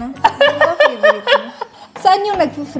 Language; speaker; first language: Filipino; native; Filipino